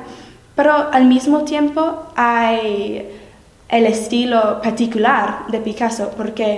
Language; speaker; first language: Spanish; non-native, learner; English